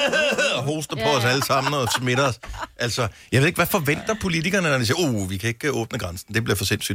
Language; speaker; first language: Danish; native; Danish